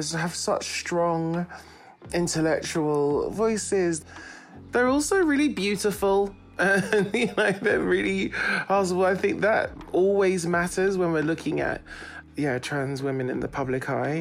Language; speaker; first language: English; native; English